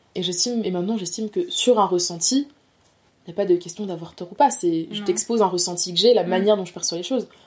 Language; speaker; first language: French; native; French